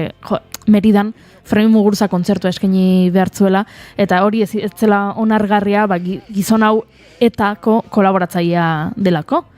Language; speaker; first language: Basque; native; Basque